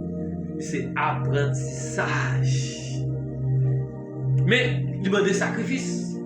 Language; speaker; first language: French; non-native, learner; Haitian Creole